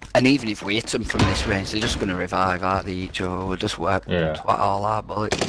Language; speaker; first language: English; native; English